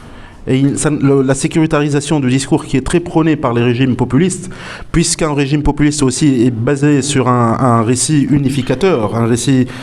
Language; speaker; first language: French; non-native, local second language; Arabic